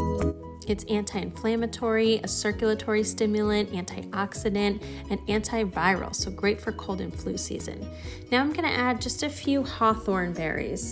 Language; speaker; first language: English; native; English